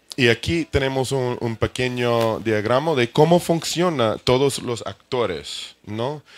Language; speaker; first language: Spanish; non-native, fluent; English